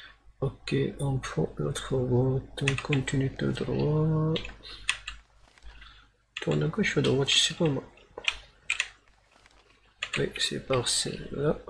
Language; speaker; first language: French; non-native, learner; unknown